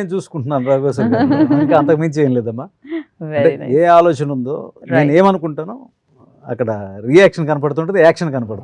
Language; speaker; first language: Telugu; native; Telugu